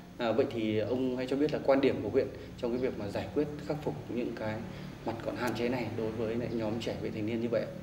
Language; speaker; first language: Vietnamese; native; Vietnamese